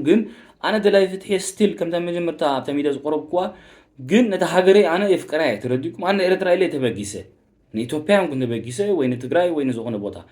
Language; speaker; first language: Tigrinya; early bilingual, heritage; Tigrinya